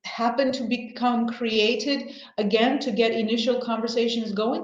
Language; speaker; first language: English; non-native, fluent; Armenian